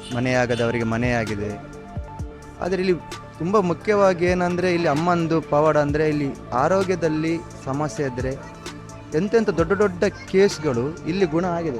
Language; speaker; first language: Kannada; non-native, local second language; Tulu